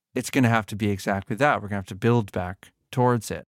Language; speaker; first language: English; native; English